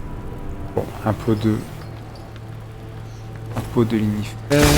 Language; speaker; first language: French; native; French